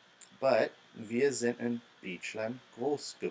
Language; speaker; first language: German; non-native, fluent; English